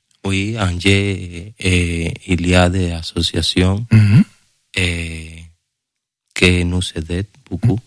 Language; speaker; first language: French; non-native, learner; Spanish